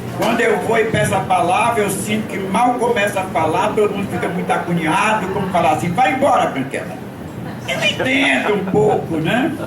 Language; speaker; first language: Portuguese; native; Portuguese